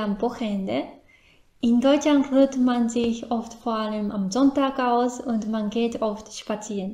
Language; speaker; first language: German; non-native, fluent; Japanese